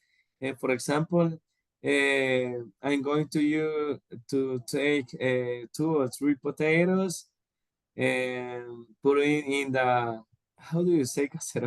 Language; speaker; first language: English; non-native, learner; Spanish